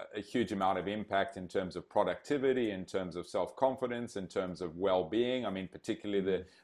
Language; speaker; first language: English; native; English